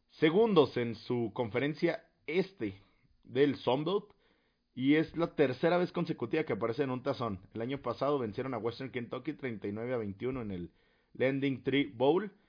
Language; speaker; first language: Spanish; native; Spanish